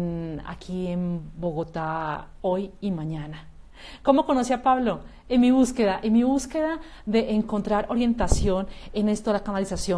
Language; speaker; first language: Spanish; native; Spanish